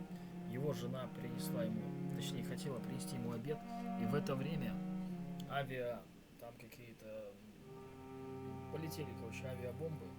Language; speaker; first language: Russian; native; Russian